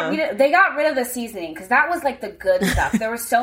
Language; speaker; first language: English; native; English